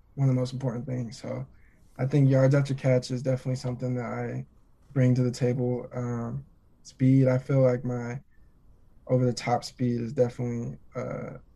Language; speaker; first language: English; native; English